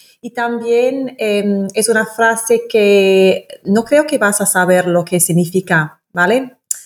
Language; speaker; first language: Spanish; non-native, fluent; English